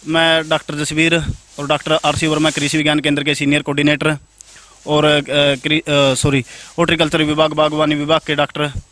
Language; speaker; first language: Hindi; native; Hindi